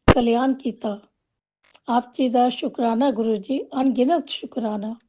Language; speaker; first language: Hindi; non-native, local second language; Punjabi